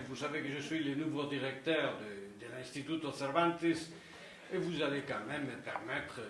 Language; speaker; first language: French; non-native, fluent; Spanish